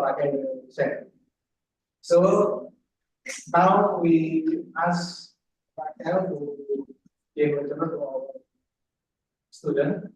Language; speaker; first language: English; non-native, fluent; Indonesian